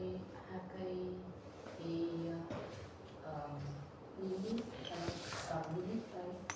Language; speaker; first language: English; non-native, learner; Vietnamese